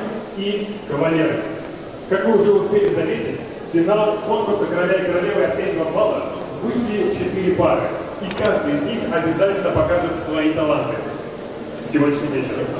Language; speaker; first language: Russian; native; Russian